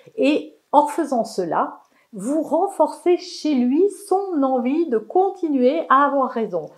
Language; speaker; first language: French; native; French